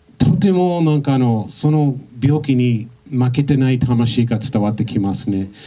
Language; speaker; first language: Japanese; non-native, fluent; English